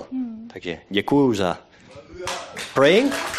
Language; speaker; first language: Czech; non-native, learner; Dutch